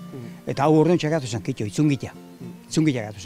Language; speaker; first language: Basque; native; Basque